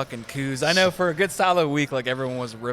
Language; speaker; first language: English; native; English